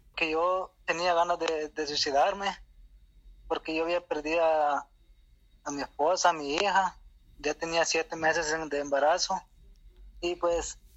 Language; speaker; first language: Spanish; native; Spanish